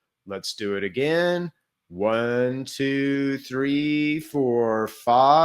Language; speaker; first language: English; native; English